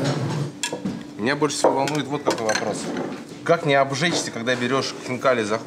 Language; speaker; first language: Russian; native; Russian